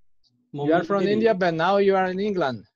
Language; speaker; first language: English; non-native, fluent; Spanish